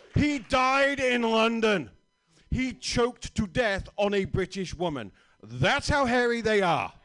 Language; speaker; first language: English; native; English